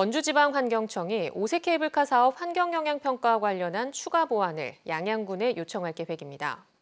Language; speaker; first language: Korean; native; Korean